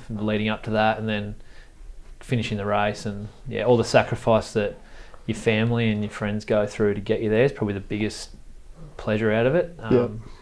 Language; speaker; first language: English; native; English